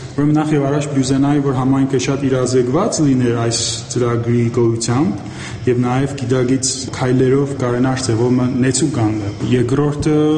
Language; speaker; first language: Armenian; early bilingual, heritage; Armenian